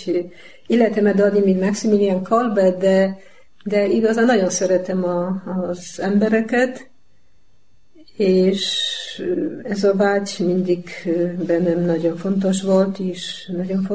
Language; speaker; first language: Hungarian; non-native, learner; Polish